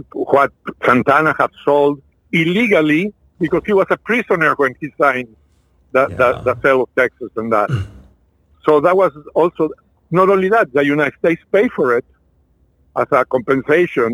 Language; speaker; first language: English; non-native, fluent; French